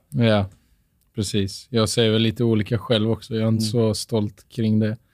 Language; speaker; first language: Swedish; native; Swedish